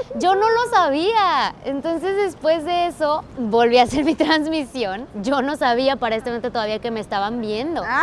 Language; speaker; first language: Spanish; native; Spanish